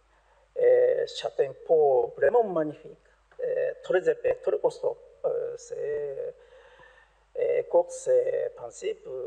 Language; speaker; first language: French; non-native, learner; Japanese